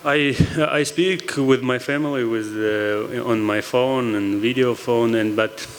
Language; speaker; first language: English; non-native, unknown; Russian